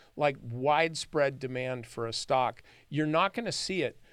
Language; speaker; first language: English; native; English